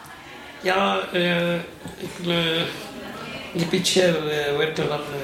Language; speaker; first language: Dutch; non-native, learner; Arabic